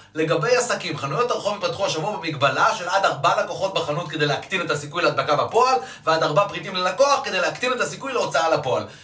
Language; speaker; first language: Hebrew; native; Hebrew